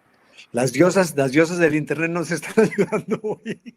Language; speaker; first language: Spanish; native; Spanish